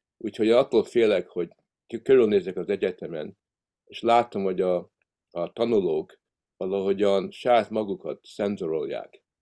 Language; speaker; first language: Hungarian; early bilingual, heritage; Hungarian